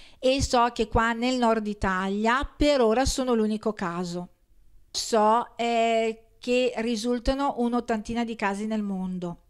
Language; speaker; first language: Italian; native; Italian